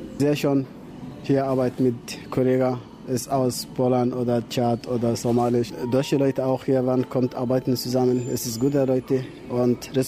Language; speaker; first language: German; non-native, learner; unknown